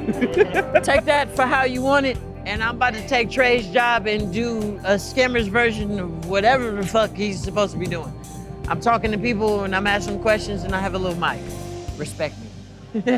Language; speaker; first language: English; native; English